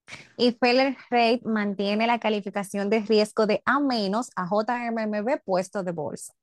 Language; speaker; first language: Spanish; native; Spanish